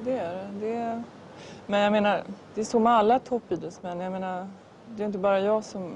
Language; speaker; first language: Swedish; native; Swedish